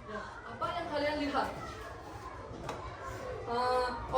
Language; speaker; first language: Indonesian; native; Indonesian